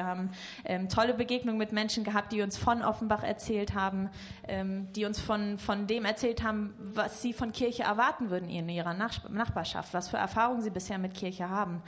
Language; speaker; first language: German; native; German